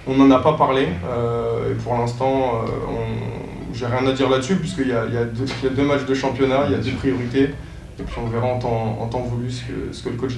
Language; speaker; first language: French; native; French